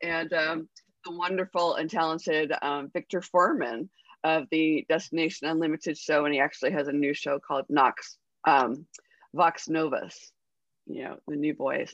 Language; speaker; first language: English; native; English